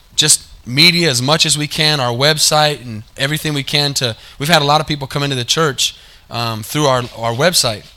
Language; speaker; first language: English; native; English